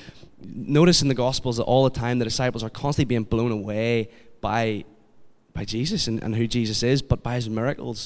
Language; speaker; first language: English; native; English